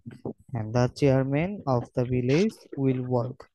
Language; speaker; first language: English; non-native, fluent; Bangla